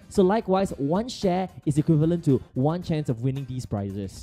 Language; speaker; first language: English; non-native, local second language; Chinese